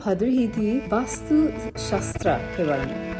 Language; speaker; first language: Hindi; non-native, learner; English